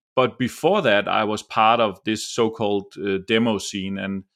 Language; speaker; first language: English; non-native, fluent; Danish